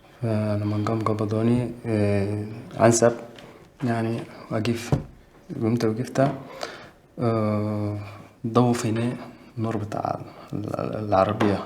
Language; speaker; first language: Arabic; native; Arabic